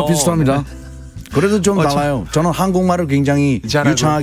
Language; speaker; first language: Korean; native; Korean